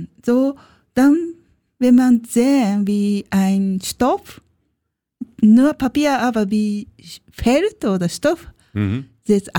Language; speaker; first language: German; non-native, learner; Japanese